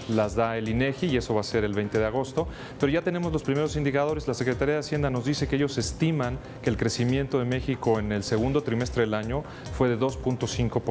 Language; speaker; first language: Spanish; native; Spanish